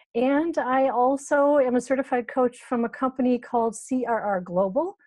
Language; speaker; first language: English; native; English